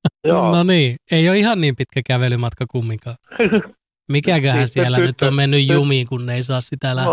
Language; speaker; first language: Finnish; native; Finnish